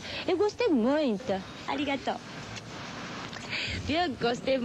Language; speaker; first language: Portuguese; non-native, learner; Japanese